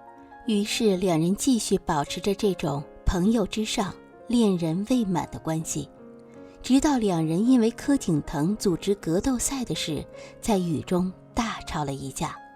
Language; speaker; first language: Chinese; native; Chinese